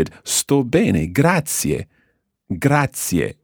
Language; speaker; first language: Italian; non-native, fluent; English